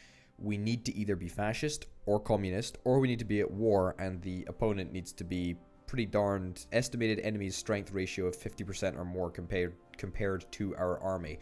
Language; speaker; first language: English; native; English